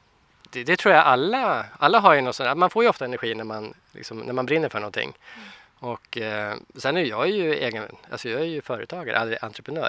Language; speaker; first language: Swedish; native; Swedish